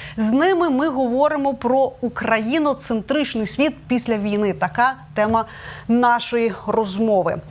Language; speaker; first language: Ukrainian; native; Ukrainian